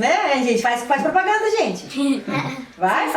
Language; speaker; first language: Portuguese; native; Portuguese